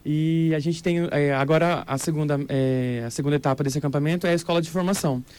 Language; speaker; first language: Portuguese; native; Portuguese